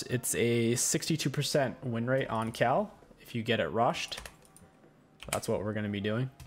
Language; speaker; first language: English; native; English